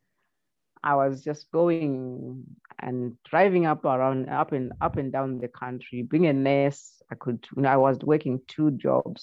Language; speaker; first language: English; non-native, local second language; Shona